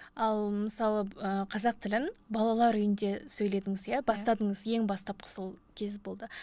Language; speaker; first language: Kazakh; native; Kazakh